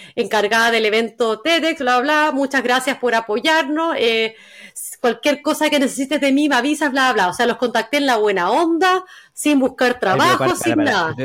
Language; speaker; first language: Spanish; native; Spanish